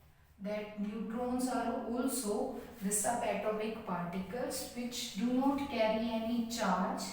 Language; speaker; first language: English; non-native, local second language; Hindi